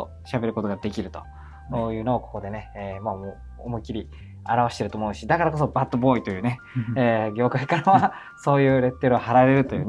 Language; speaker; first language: Japanese; native; Japanese